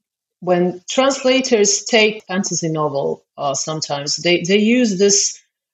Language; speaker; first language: English; non-native, fluent; Croatian